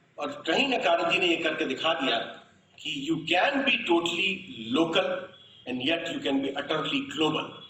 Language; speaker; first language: Hindi; native; Hindi